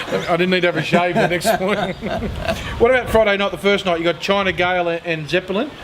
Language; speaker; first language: English; native; English